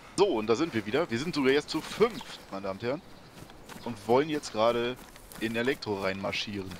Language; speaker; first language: German; native; German